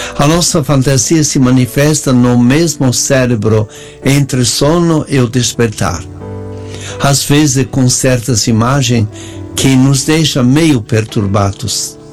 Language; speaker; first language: Portuguese; non-native, fluent; Italian